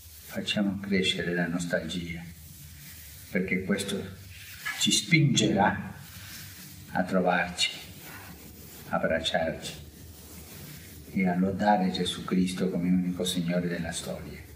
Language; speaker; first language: Italian; early bilingual, heritage; Spanish